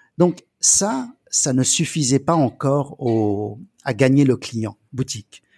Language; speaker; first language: French; early bilingual, other home language; Chinese